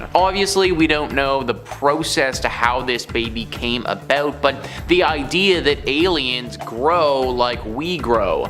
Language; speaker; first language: English; native; English